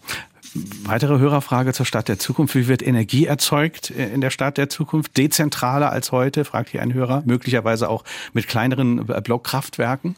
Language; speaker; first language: German; native; German